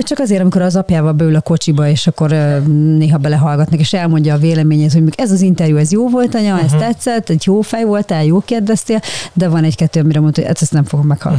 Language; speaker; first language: Hungarian; native; Hungarian